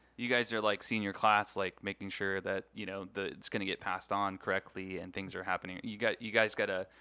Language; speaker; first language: English; native; English